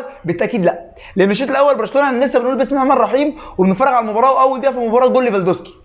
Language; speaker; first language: Arabic; native; Arabic